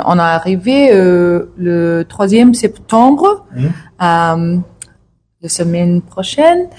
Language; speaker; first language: French; non-native, learner; English